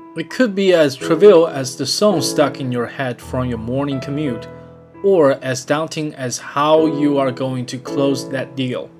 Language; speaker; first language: English; non-native, fluent; Chinese